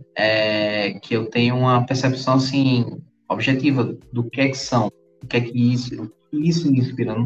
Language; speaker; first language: Portuguese; native; Portuguese